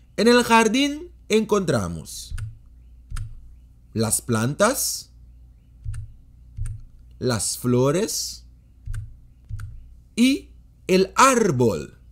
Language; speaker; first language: Spanish; non-native, fluent; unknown